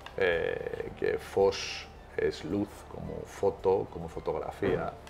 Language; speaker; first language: Spanish; non-native, fluent; Greek